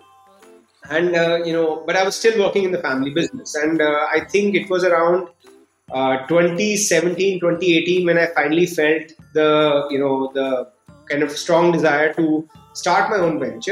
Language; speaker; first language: English; non-native, local second language; Hindi